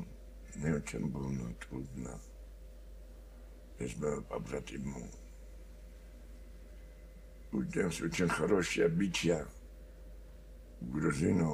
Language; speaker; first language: Russian; non-native, learner; Georgian